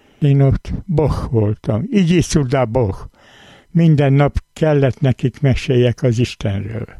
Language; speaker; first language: Hungarian; native; Hungarian